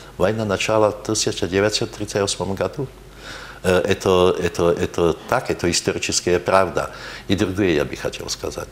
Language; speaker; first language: Russian; non-native, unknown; Slovak